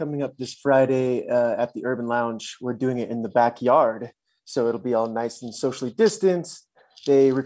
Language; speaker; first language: English; native; English